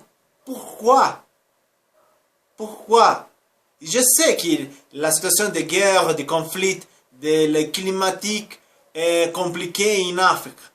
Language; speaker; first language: French; non-native, learner; Spanish